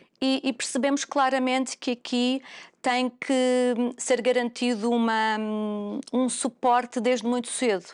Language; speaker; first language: Portuguese; native; Portuguese